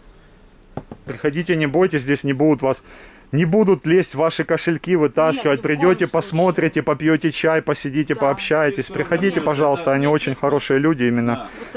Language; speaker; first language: Russian; native; Russian